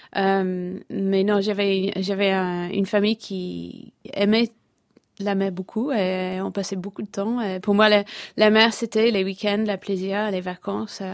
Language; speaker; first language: French; non-native, fluent; English